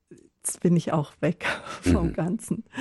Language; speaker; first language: German; native; German